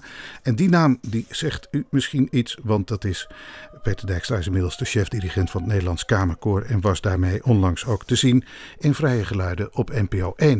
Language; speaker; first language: Dutch; native; Dutch